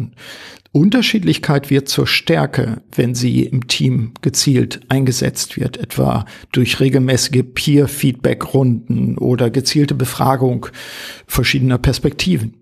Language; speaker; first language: German; native; German